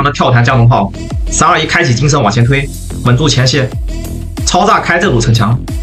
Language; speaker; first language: Chinese; native; Chinese